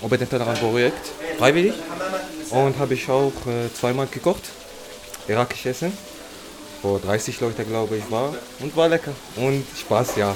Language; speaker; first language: German; non-native, learner; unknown